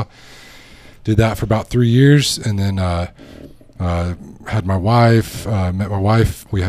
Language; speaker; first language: English; native; English